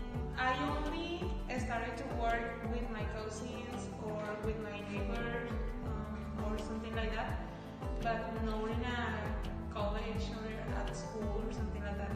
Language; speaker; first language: English; non-native, fluent; Spanish